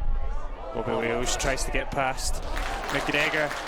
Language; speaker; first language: English; native; English